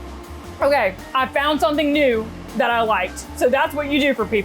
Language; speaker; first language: English; native; English